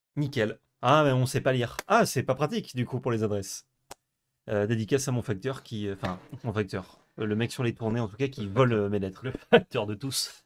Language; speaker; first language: French; native; French